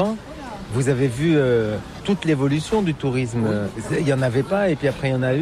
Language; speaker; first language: French; native; French